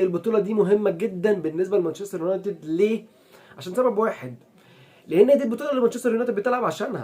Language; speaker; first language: Arabic; native; Arabic